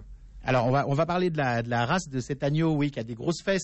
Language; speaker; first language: French; native; French